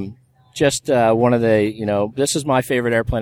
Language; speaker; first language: English; native; English